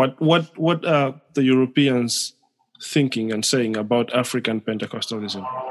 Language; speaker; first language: English; non-native, local second language; Nyanja